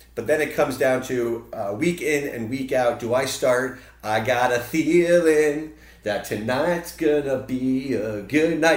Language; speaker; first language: English; native; English